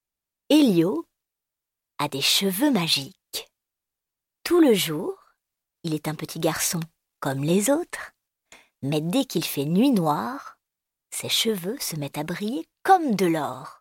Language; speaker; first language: French; native; French